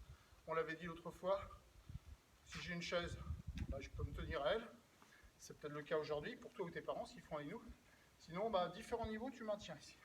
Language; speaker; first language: French; native; French